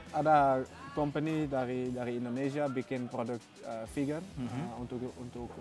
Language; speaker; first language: Indonesian; non-native, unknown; Dutch